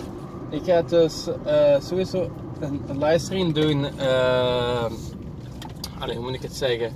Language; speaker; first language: Dutch; native; Dutch